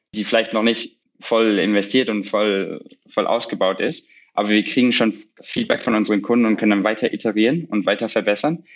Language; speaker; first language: German; native; German